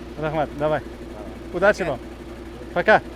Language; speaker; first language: Russian; non-native, learner; German